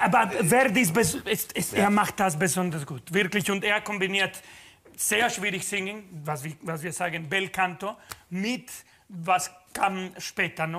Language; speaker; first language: German; non-native, fluent; Spanish